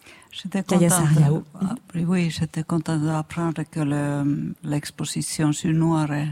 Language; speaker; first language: French; non-native, fluent; Finnish